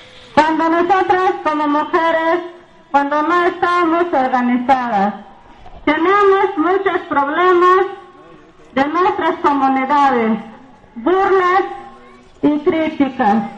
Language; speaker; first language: Spanish; non-native, local second language; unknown